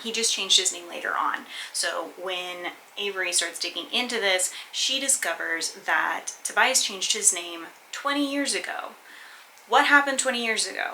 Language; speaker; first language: English; native; English